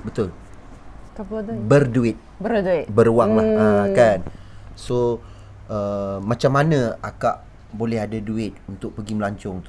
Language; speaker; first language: Malay; native; Malay